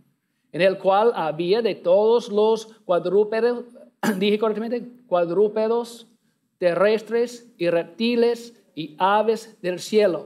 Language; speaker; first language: Spanish; non-native, learner; English